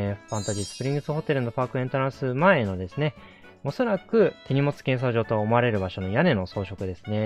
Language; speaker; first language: Japanese; native; Japanese